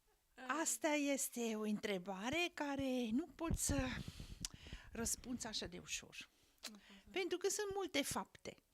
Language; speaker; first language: Romanian; non-native, fluent; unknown